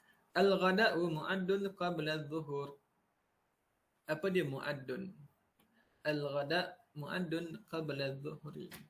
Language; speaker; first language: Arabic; non-native, fluent; Malay